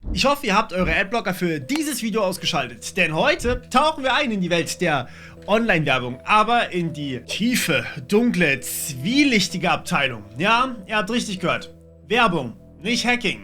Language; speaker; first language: German; native; German